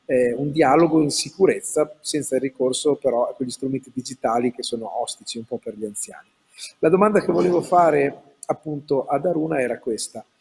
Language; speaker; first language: Italian; native; Italian